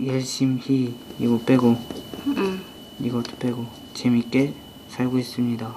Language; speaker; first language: Korean; early bilingual, other home language; Uzbek